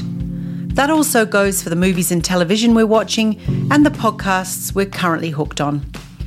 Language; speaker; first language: English; native; English